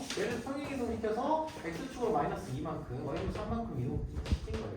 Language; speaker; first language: Korean; native; Korean